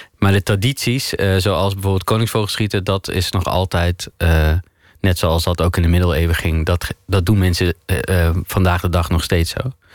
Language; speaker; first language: Dutch; native; Dutch